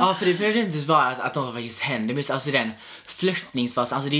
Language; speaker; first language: Swedish; native; Swedish